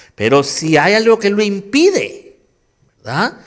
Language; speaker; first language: Spanish; native; Spanish